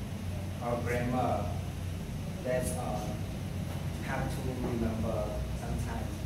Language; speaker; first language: English; non-native, learner; Khmer